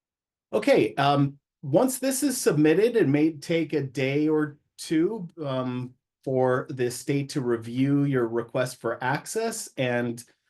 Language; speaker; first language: English; native; English